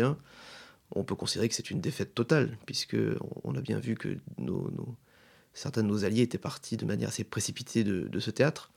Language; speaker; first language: French; native; French